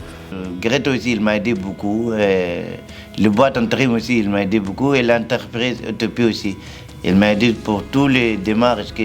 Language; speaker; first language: French; non-native, learner; Arabic